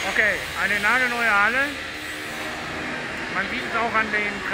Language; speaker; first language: German; native; German